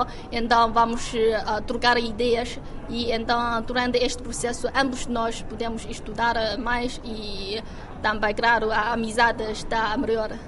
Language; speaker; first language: Portuguese; non-native, fluent; Chinese